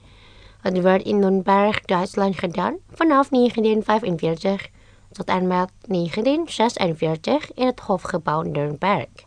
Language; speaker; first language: Dutch; non-native, fluent; Indonesian